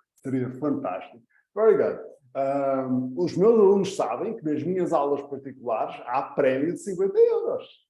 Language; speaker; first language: Portuguese; early bilingual, heritage; Portuguese